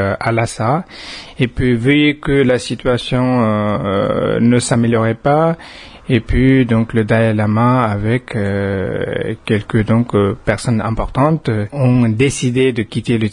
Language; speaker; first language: French; non-native, fluent; Tibetan